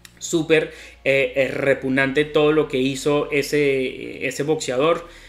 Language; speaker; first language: Spanish; native; Spanish